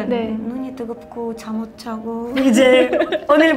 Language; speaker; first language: Korean; non-native, fluent; Ukrainian